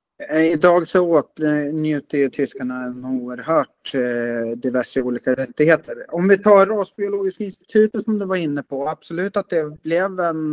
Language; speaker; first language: Swedish; native; Swedish